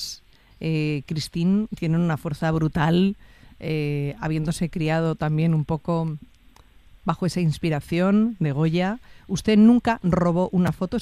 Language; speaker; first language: Spanish; native; Spanish